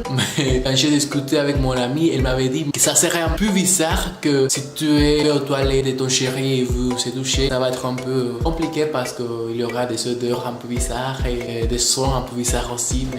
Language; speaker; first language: French; non-native, fluent; Spanish